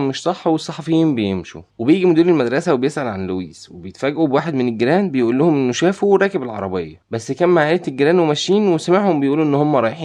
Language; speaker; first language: Arabic; native; Arabic